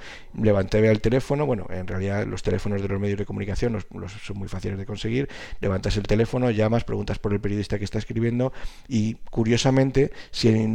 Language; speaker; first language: Spanish; native; Spanish